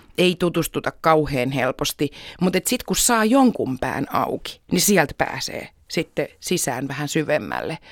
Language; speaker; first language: Finnish; native; Finnish